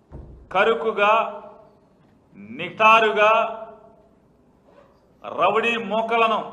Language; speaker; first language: Telugu; native; Telugu